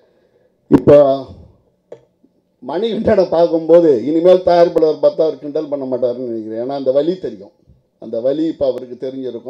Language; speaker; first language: Tamil; native; Tamil